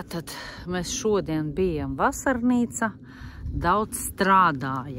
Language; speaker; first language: Latvian; non-native, local second language; Russian